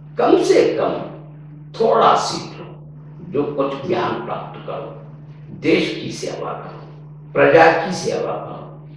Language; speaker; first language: Hindi; non-native, local second language; Telugu